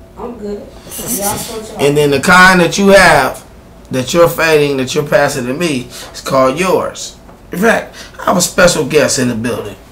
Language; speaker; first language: English; native; English